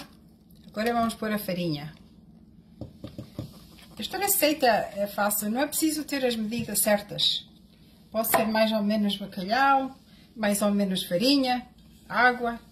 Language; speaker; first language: Portuguese; early bilingual, heritage; Portuguese